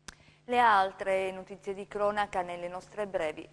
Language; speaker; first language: Italian; native; Italian